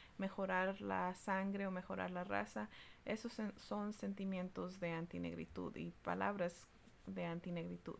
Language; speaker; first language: Spanish; early bilingual, heritage; Spanish